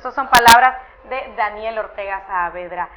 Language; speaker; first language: Spanish; native; Spanish